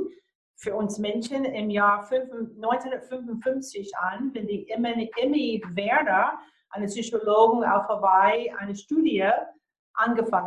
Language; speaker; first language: German; non-native, fluent; English